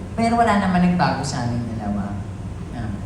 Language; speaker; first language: Filipino; native; Filipino